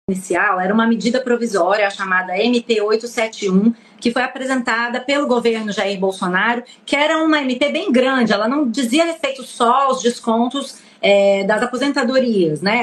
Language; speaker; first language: Portuguese; native; Portuguese